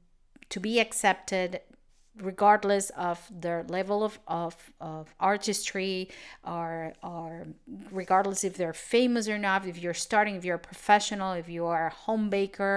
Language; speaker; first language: English; non-native, fluent; Spanish